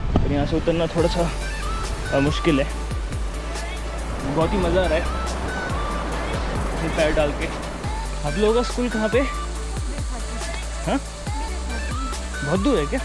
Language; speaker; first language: Hindi; native; Hindi